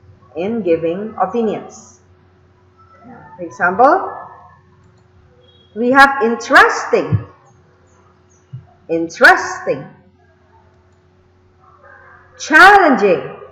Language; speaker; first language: English; non-native, fluent; Indonesian